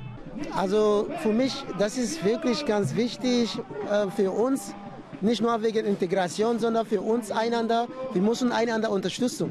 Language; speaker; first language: German; non-native, fluent; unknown